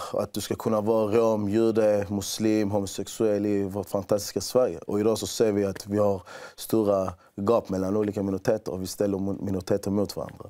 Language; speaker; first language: Swedish; early bilingual, other home language; Persian